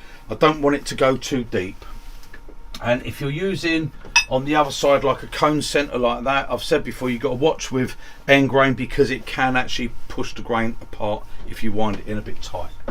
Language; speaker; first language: English; native; English